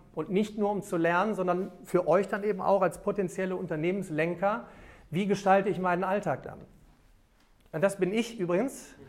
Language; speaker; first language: German; native; German